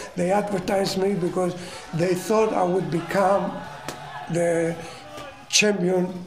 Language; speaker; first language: English; non-native, fluent; Greek